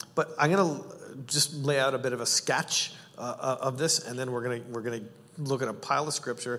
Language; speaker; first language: English; native; English